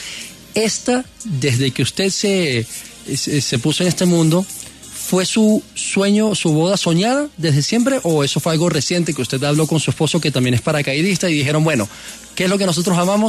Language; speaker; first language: Spanish; native; Spanish